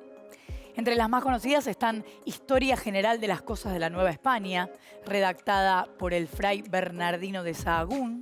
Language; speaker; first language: Spanish; native; Spanish